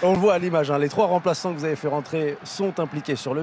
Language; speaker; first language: French; native; French